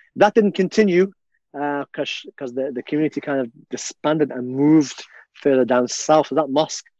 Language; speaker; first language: English; native; English